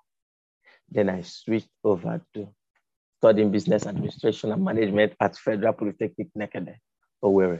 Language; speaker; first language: English; non-native, local second language; Igbo